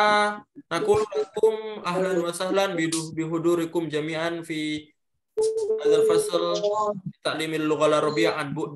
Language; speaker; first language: Arabic; non-native, fluent; Indonesian